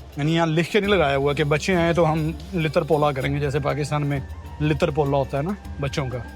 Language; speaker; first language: Urdu; native; Urdu